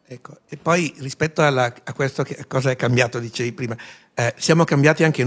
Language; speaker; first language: Italian; native; Italian